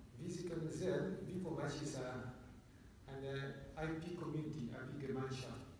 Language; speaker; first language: German; non-native, fluent; Indonesian